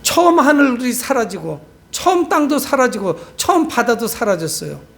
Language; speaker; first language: Korean; native; Korean